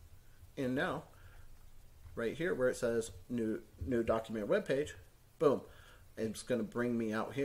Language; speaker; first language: English; native; English